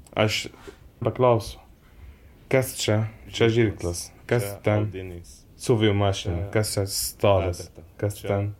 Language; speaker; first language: Lithuanian; non-native, learner; Arabic